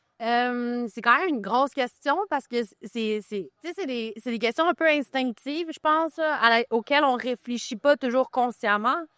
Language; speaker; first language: French; native; French